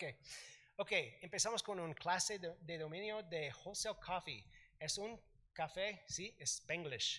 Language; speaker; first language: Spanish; non-native, learner; English